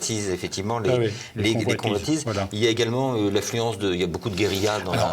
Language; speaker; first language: French; native; French